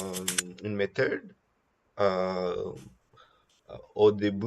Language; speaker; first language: French; non-native, learner; Telugu